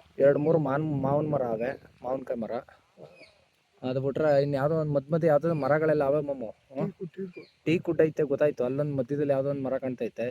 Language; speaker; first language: Kannada; native; Kannada